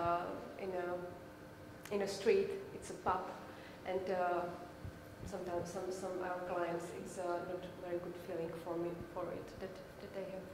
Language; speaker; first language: English; non-native, learner; Czech